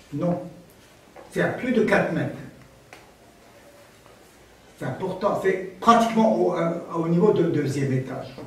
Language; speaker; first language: French; non-native, fluent; Armenian